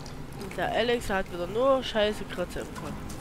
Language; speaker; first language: German; native; German